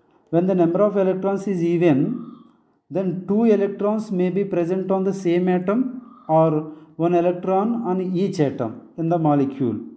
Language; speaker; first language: English; non-native, local second language; Telugu